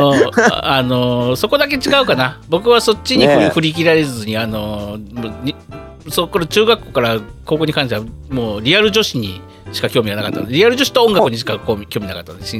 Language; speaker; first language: Japanese; native; Japanese